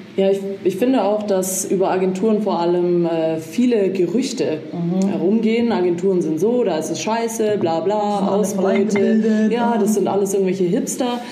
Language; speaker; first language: German; native; German